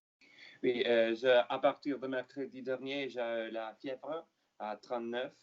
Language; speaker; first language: French; non-native, learner; Italian